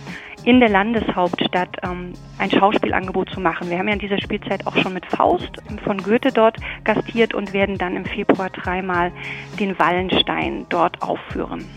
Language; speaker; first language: German; native; German